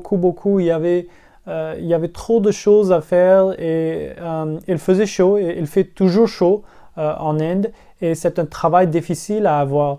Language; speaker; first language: French; non-native, local second language; English